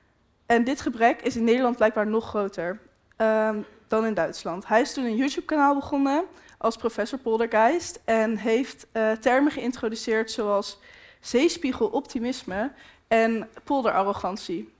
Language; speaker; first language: Dutch; native; Dutch